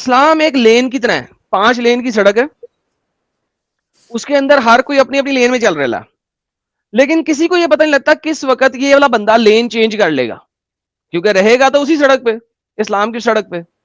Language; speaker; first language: Hindi; native; Hindi